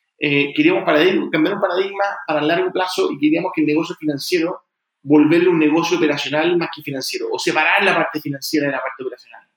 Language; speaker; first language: Spanish; native; Spanish